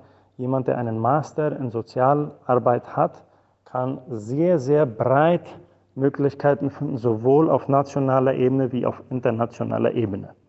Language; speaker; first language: German; non-native, fluent; Spanish